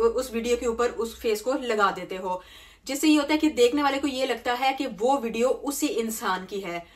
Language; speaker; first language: Urdu; native; Urdu